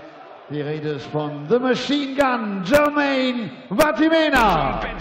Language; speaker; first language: German; native; German